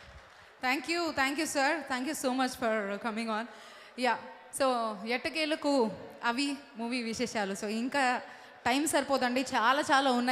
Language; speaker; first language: Telugu; native; Telugu